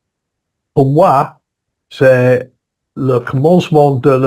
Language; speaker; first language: French; non-native, learner; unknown